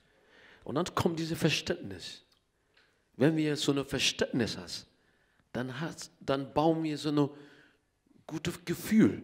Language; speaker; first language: German; non-native, learner; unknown